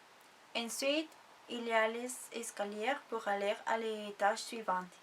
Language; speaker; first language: French; non-native, learner; Spanish